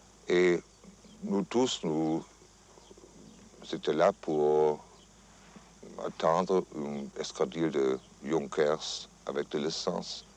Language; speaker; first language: French; non-native, fluent; German